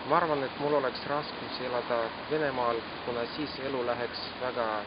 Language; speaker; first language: Estonian; non-native, local second language; Russian